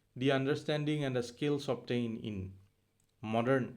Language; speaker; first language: English; non-native, local second language; Assamese